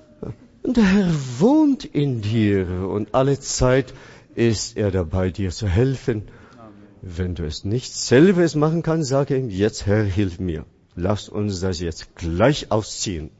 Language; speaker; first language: German; non-native, fluent; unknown